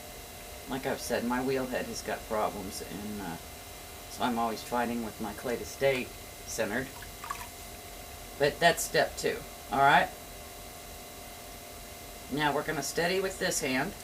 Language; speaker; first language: English; native; English